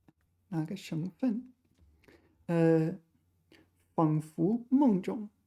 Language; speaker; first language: Chinese; non-native, learner; English